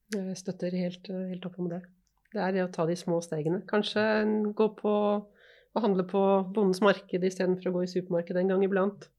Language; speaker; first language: Norwegian; native; Norwegian